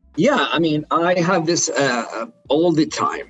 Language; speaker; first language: English; non-native, fluent; Arabic